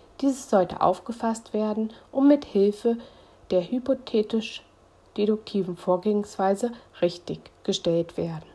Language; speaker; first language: German; native; German